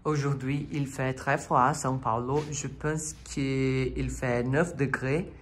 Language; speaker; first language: French; non-native, learner; Portuguese